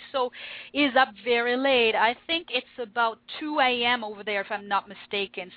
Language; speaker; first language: English; non-native, fluent; French